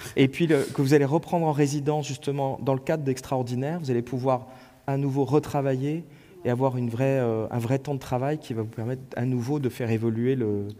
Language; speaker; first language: French; native; French